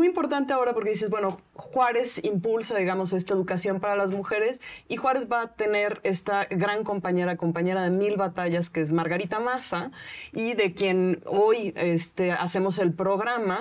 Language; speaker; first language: Spanish; native; Spanish